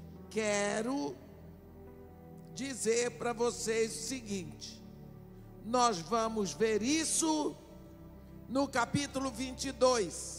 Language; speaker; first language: Portuguese; native; Portuguese